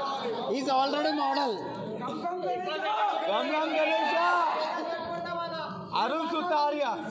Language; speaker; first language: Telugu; non-native, learner; Hindi